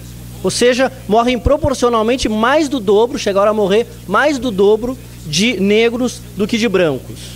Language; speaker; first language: Portuguese; native; Portuguese